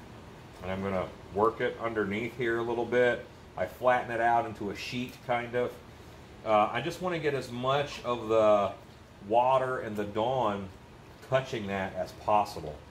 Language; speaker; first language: English; native; English